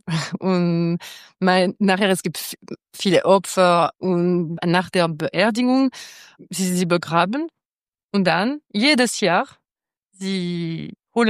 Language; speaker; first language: German; non-native, local second language; French